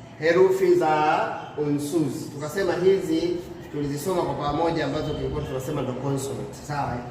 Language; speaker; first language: Swahili; native; Swahili